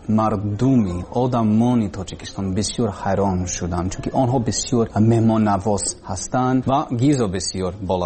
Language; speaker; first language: Persian; non-native, learner; English